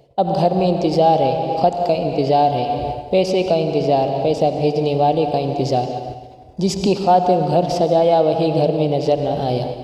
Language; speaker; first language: Urdu; non-native, local second language; Punjabi